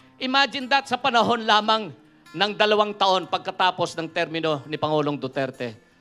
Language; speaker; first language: Filipino; non-native, local second language; Iloko